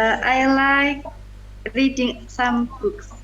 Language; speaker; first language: English; non-native, learner; Indonesian